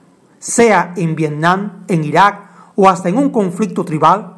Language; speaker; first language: Spanish; native; Spanish